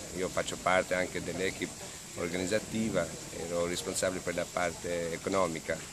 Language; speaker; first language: Italian; non-native, fluent; Albanian